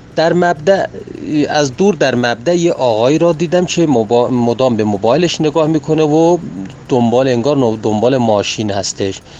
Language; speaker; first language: Persian; non-native, local second language; Azerbaijani